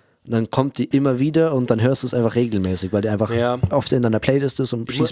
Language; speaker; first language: German; native; German